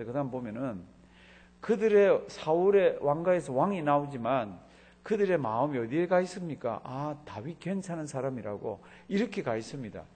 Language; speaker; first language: Korean; native; Korean